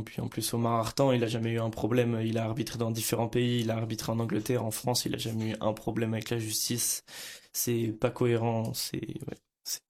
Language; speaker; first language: French; native; French